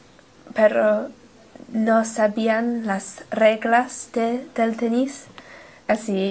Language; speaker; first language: Spanish; non-native, learner; English